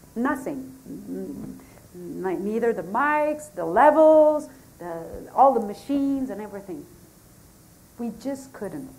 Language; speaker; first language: English; non-native, fluent; French